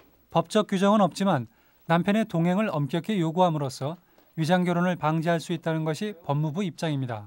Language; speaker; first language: Korean; native; Korean